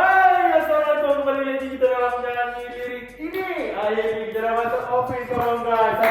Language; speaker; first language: Malay; native; Malay